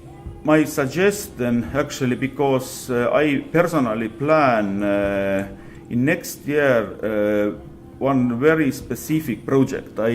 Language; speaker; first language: English; non-native, fluent; Estonian